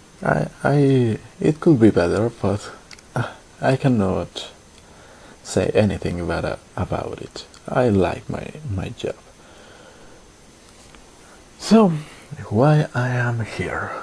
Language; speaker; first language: English; non-native, learner; Spanish